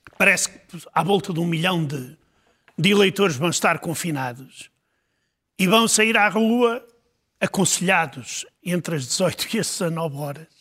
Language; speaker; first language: Portuguese; native; Portuguese